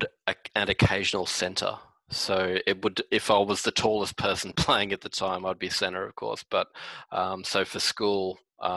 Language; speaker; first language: English; native; English